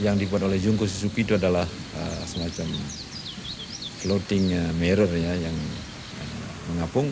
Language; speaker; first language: Indonesian; native; Indonesian